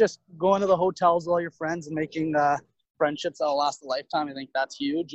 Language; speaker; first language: English; native; English